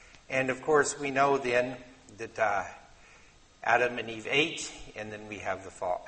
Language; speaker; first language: English; native; English